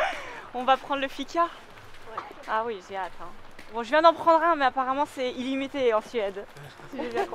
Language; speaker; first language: French; native; French